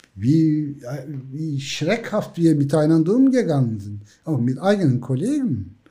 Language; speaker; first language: German; non-native, fluent; Turkish